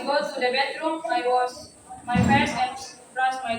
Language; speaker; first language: English; non-native, learner; Indonesian